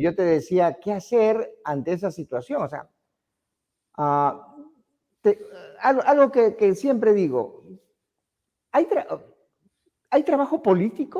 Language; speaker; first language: Spanish; native; Spanish